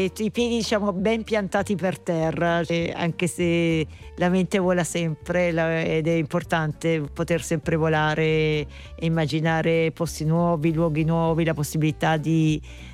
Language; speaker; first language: Italian; native; Italian